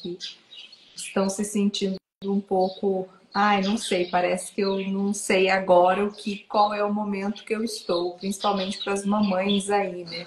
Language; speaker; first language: Portuguese; native; Portuguese